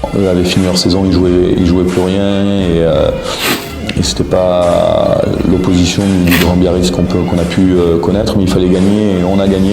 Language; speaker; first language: French; native; French